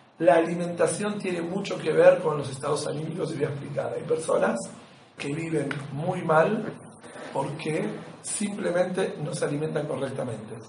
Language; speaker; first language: Spanish; native; Spanish